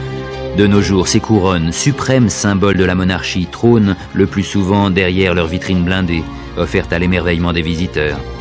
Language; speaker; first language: French; native; French